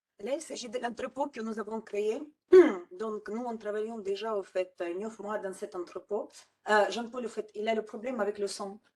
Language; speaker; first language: French; non-native, fluent; Ukrainian